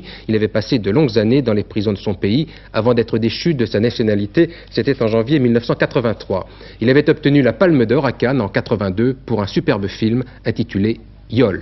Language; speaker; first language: French; native; French